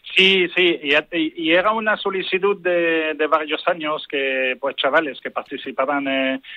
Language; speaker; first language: Spanish; non-native, fluent; French